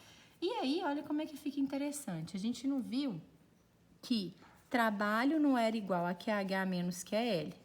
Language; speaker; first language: Portuguese; native; Portuguese